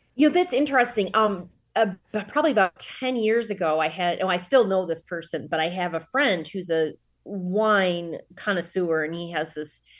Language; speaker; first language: English; native; English